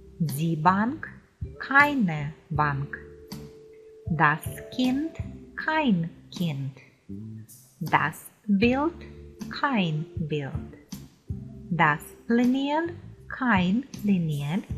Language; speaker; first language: German; non-native, fluent; Ukrainian